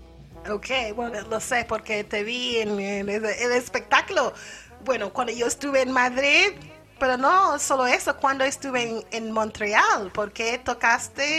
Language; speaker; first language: Spanish; non-native, fluent; English